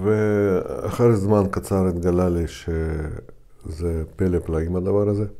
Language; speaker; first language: Hebrew; non-native, fluent; Russian